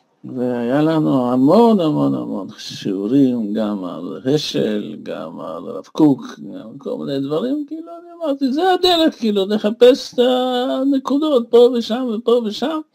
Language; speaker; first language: Hebrew; non-native, fluent; Russian